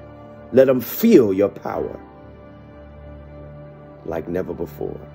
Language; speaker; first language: English; native; English